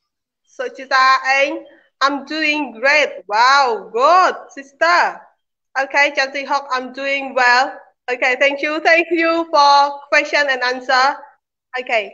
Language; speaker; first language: English; non-native, learner; Khmer